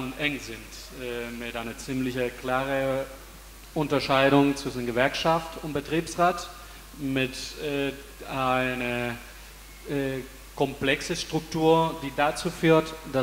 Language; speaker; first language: German; non-native, fluent; Spanish